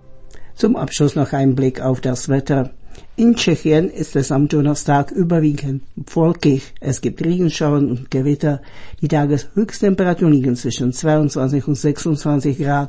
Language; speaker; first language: German; native; German